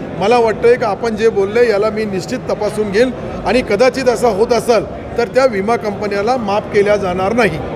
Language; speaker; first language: Marathi; non-native, local second language; Urdu